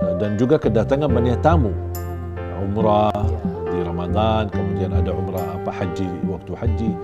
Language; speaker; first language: Indonesian; non-native, fluent; Arabic